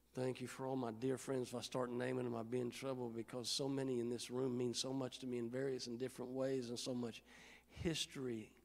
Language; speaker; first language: English; native; English